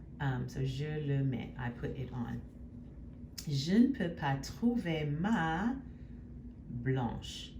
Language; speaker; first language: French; non-native, fluent; English